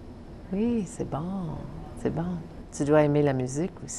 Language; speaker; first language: French; native; French